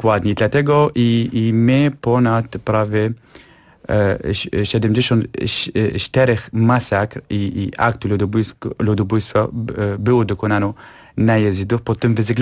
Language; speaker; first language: Polish; non-native, fluent; Kurdish